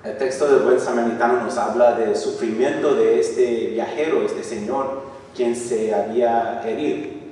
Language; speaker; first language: Spanish; non-native, fluent; English